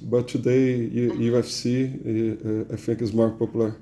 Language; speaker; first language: English; non-native, learner; Portuguese